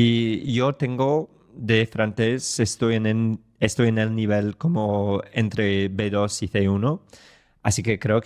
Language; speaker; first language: Spanish; non-native, fluent; English